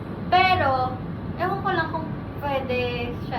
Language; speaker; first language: Filipino; native; Filipino